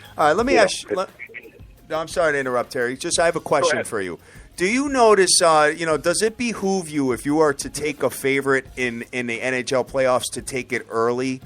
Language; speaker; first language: English; native; English